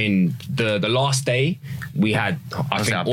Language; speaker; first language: English; native; English